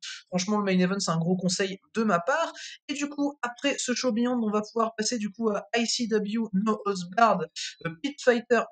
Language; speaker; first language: French; native; French